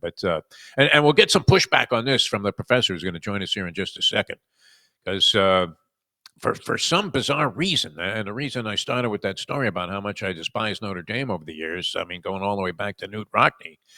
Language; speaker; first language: English; native; English